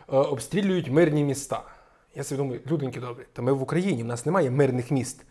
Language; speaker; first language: Ukrainian; native; Ukrainian